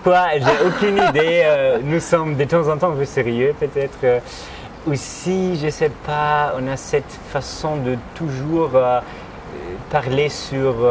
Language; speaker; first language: French; non-native, fluent; German